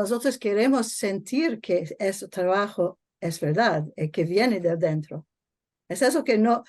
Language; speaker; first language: Spanish; non-native, learner; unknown